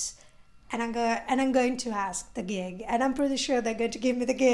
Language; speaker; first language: English; non-native, fluent; Italian